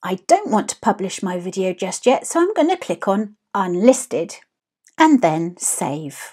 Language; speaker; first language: English; native; English